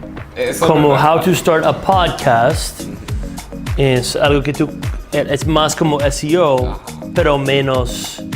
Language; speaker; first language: Spanish; non-native, fluent; English